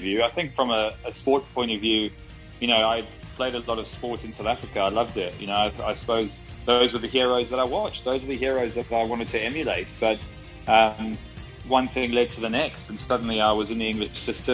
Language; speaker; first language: English; native; English